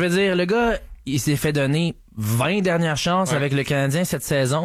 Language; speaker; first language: French; native; French